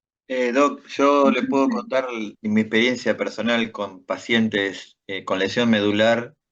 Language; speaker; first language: Spanish; native; Spanish